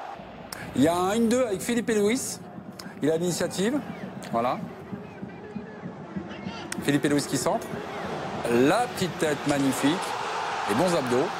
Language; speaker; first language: French; native; French